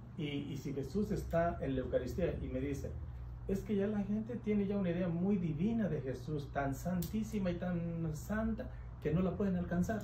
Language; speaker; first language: Spanish; native; Spanish